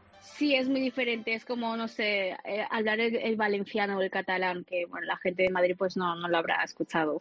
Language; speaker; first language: Spanish; early bilingual, other home language; Wu Chinese